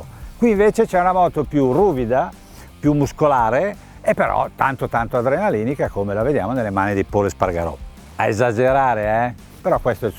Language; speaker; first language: Italian; native; Italian